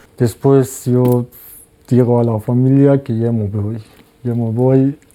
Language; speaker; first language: Spanish; non-native, learner; Persian